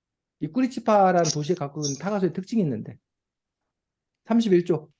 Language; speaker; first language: Korean; native; Korean